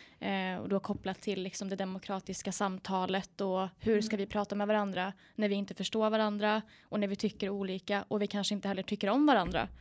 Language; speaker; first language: Swedish; native; Swedish